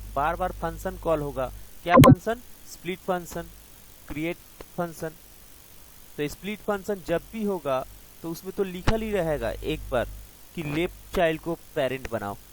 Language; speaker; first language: Hindi; non-native, local second language; Bangla